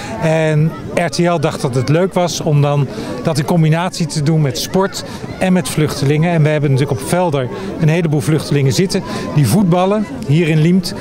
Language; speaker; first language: Dutch; native; Dutch